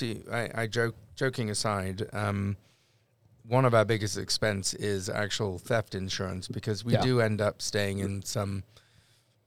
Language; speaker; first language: English; native; English